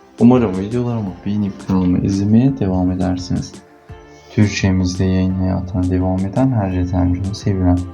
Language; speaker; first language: Turkish; native; Turkish